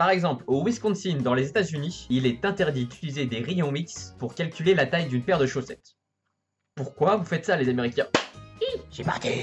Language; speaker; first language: French; native; French